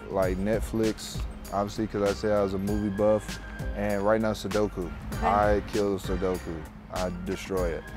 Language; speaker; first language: English; native; English